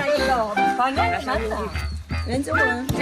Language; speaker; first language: Korean; native; Korean